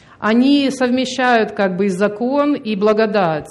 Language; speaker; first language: Russian; native; Russian